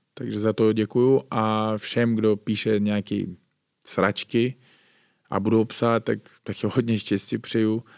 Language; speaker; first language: Czech; non-native, fluent; Uzbek